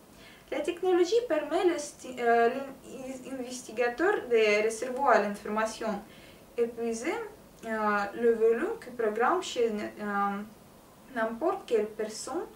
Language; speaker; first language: French; non-native, learner; Russian